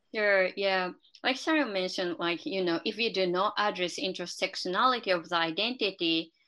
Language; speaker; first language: English; non-native, fluent; Japanese